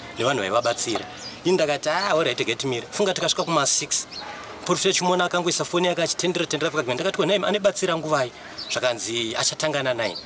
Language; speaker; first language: Shona; native; Shona